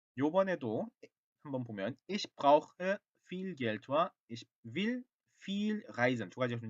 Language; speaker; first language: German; non-native, fluent; Korean